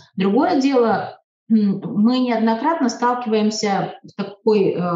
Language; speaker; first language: Russian; native; Russian